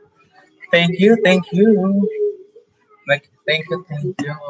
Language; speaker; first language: English; non-native, local second language; Filipino